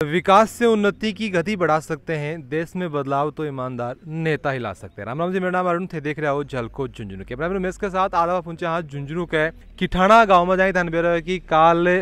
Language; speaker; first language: Hindi; native; Hindi